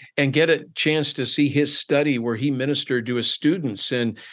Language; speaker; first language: English; native; English